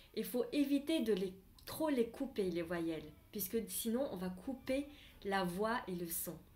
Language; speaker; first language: French; non-native, fluent; Vietnamese